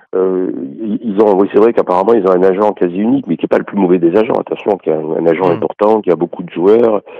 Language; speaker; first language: French; native; French